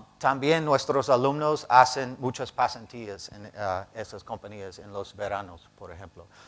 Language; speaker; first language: Spanish; non-native, fluent; English